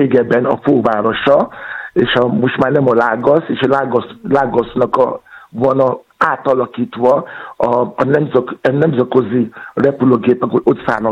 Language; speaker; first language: Hungarian; non-native, learner; Yoruba